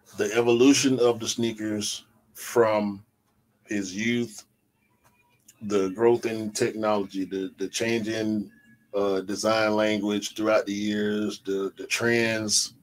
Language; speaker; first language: English; native; English